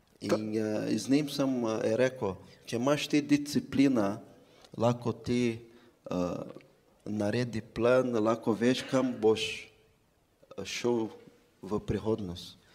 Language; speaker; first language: Slovenian; non-native, fluent; Portuguese